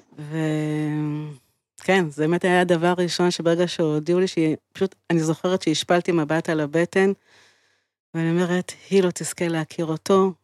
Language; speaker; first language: Hebrew; native; Hebrew